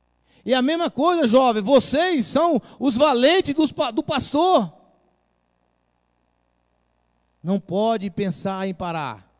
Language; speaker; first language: Portuguese; native; Portuguese